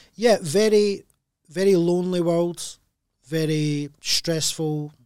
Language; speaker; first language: English; native; English